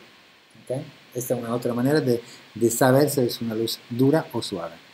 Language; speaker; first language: Spanish; non-native, fluent; Italian